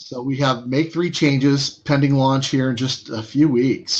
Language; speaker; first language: English; native; English